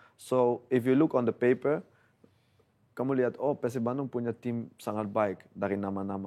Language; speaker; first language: Indonesian; non-native, fluent; Dutch